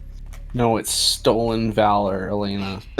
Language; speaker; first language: English; native; English